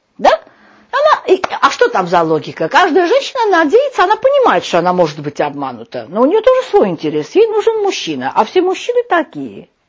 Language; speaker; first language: Russian; non-native, local second language; Armenian